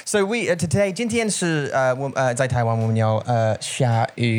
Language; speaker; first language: Chinese; non-native, learner; English